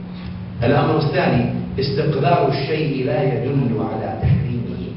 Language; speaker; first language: Arabic; native; Arabic